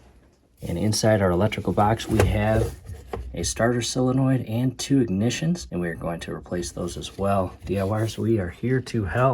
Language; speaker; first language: English; native; English